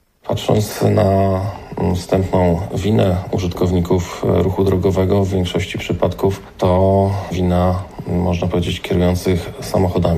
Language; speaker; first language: Polish; native; Polish